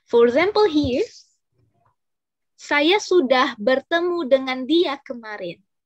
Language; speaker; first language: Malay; non-native, fluent; Indonesian